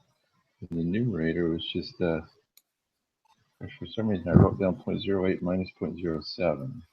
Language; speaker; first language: English; native; English